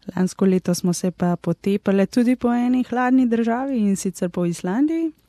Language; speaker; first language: Slovenian; native; Slovenian